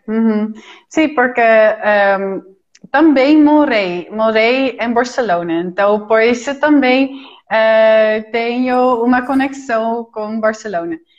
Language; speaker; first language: Portuguese; non-native, fluent; Dutch